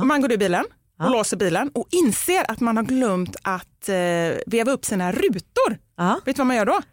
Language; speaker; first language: Swedish; native; Swedish